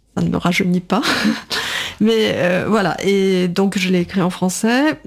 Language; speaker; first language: French; non-native, fluent; Russian